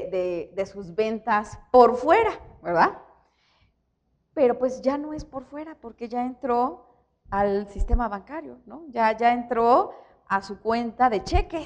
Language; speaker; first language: Spanish; native; Spanish